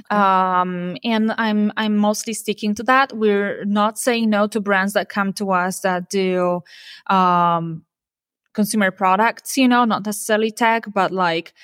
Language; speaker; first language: English; non-native, fluent; Polish